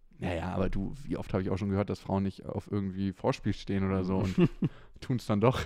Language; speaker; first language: German; native; German